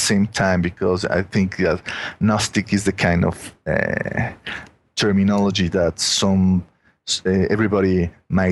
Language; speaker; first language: English; non-native, fluent; Spanish